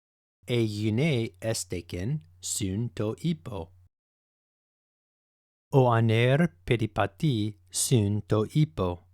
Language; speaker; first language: Greek; non-native, fluent; English